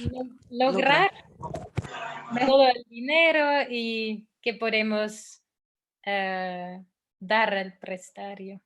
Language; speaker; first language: Spanish; non-native, fluent; Dutch